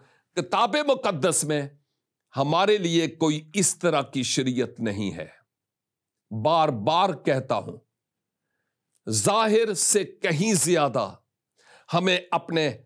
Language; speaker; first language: Urdu; native; Urdu